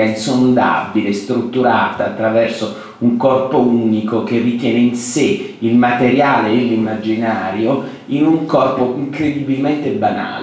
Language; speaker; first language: Italian; native; Italian